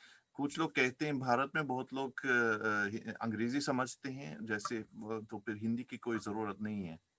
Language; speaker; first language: Hindi; non-native, fluent; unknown